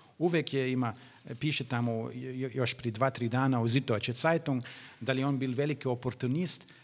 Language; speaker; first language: Serbian; non-native, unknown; German